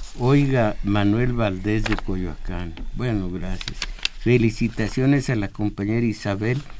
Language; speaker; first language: Spanish; native; Spanish